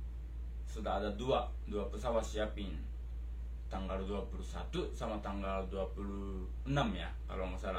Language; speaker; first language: Indonesian; non-native, fluent; Japanese